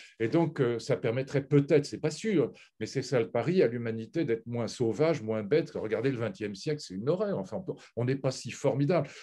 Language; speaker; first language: French; native; French